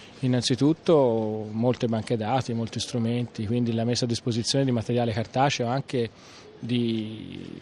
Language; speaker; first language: Italian; native; Italian